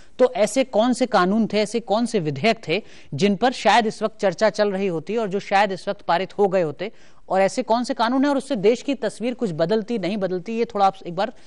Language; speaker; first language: Hindi; native; Hindi